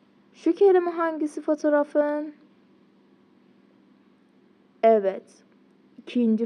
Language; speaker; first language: Turkish; non-native, fluent; Persian